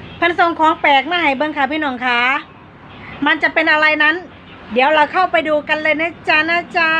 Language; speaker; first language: Thai; non-native, local second language; Northeastern Thai